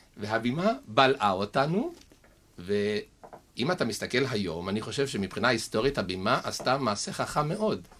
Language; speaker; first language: Hebrew; native; Hebrew